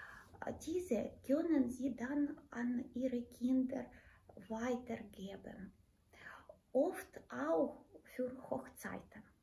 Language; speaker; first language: German; non-native, fluent; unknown